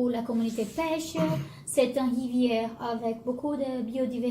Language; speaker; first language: French; non-native, learner; Portuguese